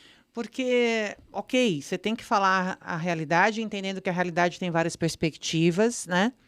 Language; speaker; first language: Portuguese; native; Portuguese